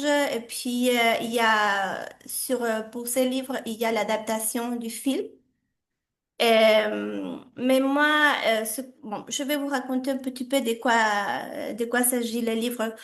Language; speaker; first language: French; non-native, fluent; Spanish